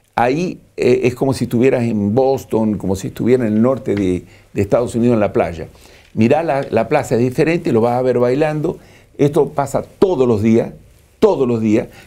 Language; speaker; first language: Spanish; native; Spanish